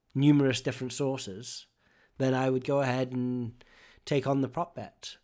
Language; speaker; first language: English; native; English